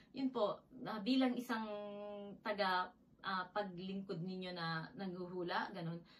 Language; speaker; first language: Filipino; native; Filipino